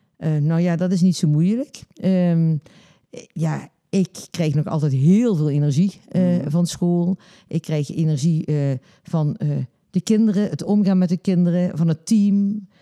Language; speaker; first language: Dutch; native; Dutch